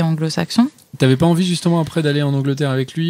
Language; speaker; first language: French; native; French